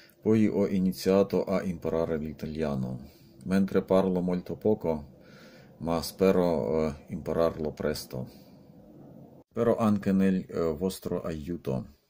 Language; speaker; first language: Italian; non-native, learner; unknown